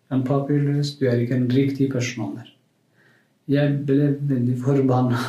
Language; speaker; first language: Norwegian; non-native, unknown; Kurdish